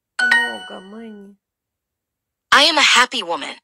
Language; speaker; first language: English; non-native, learner; Russian